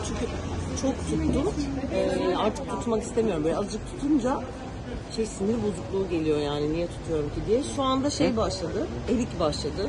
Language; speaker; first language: Turkish; native; Turkish